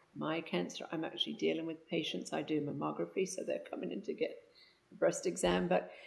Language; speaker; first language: English; native; English